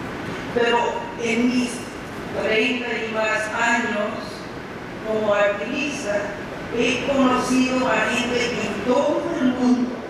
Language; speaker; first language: Spanish; non-native, fluent; English